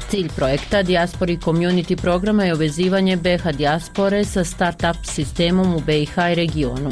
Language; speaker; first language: Croatian; native; Croatian